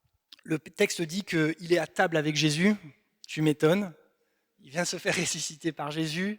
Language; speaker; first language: French; native; French